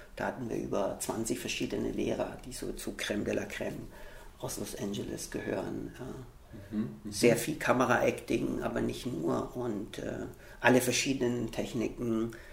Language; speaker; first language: German; early bilingual, heritage; German